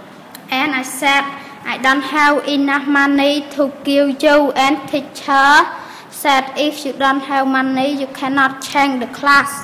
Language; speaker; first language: English; non-native, learner; Khmer